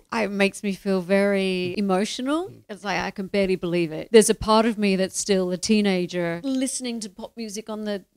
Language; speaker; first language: English; native; English